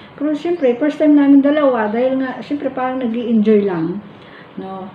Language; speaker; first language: Filipino; non-native, local second language; Cebuano